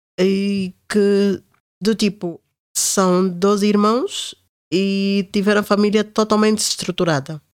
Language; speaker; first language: Portuguese; native; Portuguese